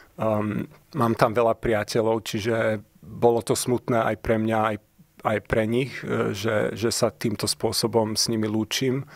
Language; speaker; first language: Slovak; early bilingual, heritage; Slovak